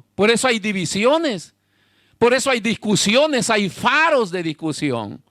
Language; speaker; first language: Spanish; native; Spanish